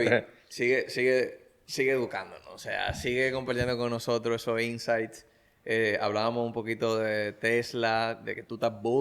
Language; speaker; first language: Spanish; native; Spanish